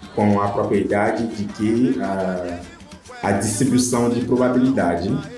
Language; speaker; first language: Portuguese; non-native, fluent; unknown